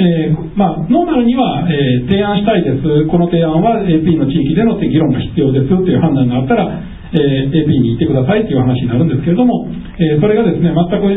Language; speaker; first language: Japanese; native; Japanese